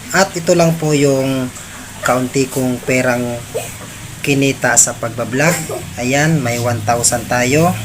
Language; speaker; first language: Filipino; non-native, local second language; Bikol